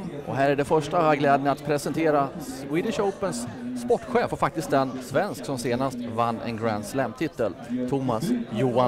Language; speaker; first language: Swedish; native; Swedish